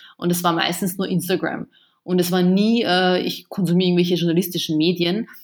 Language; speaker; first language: German; early bilingual, other home language; Bosnian